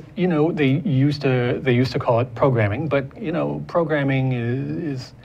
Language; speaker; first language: English; native; English